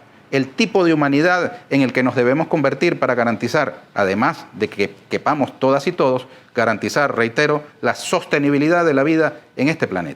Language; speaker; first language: Spanish; native; Spanish